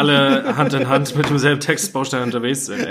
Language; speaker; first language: German; native; German